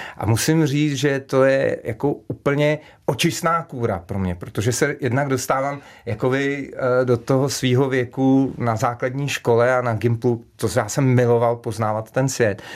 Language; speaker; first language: Czech; native; Czech